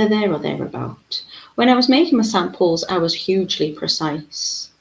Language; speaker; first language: English; native; English